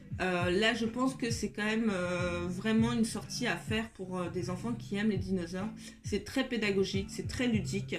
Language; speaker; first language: French; native; French